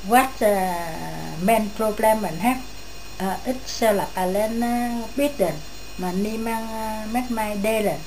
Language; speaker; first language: Dutch; non-native, learner; Vietnamese